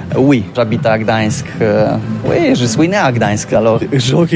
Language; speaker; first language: French; non-native, learner; Polish